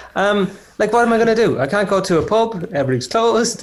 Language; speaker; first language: English; native; English